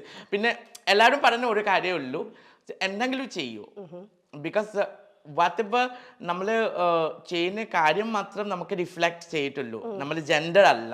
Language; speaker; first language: Malayalam; non-native, learner; Assamese